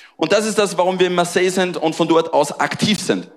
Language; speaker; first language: German; native; German